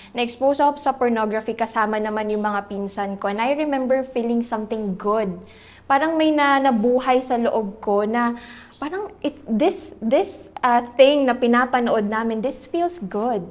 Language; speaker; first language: Filipino; native; Filipino